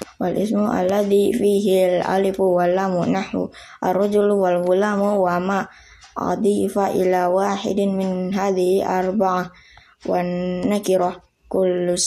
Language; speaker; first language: Arabic; non-native, learner; Indonesian